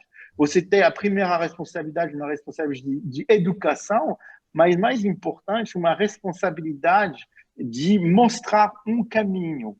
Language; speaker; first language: Portuguese; non-native, fluent; French